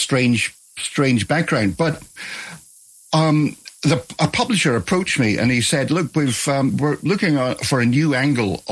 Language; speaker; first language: English; native; English